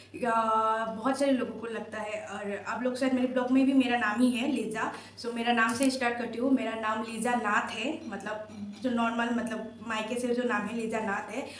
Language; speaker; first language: Hindi; non-native, local second language; Assamese